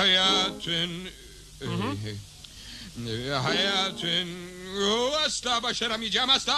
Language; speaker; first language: Turkish; native; Turkish